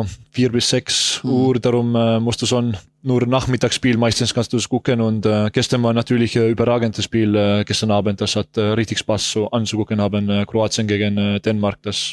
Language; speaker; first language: German; non-native, learner; Estonian